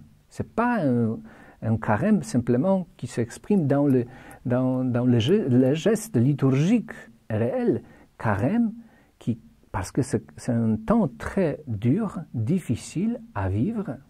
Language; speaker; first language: French; non-native, fluent; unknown